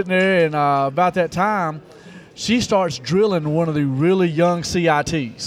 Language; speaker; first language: English; native; English